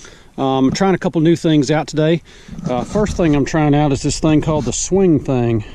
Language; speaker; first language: English; native; English